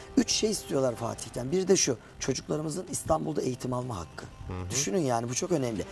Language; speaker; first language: Turkish; native; Turkish